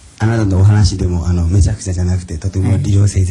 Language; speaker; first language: Japanese; non-native, fluent; Chinese